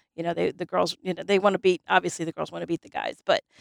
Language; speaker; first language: English; native; English